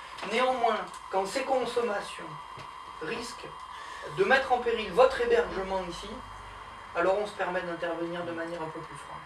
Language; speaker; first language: French; native; French